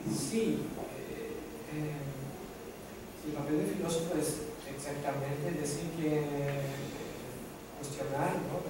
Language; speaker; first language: Spanish; non-native, fluent; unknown